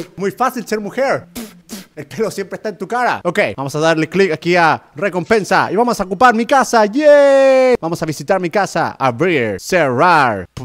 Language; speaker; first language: Spanish; non-native, learner; English